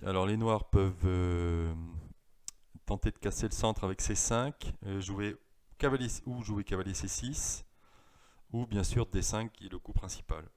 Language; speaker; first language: French; native; French